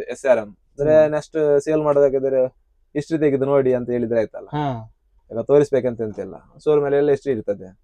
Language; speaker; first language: Kannada; non-native, local second language; Tulu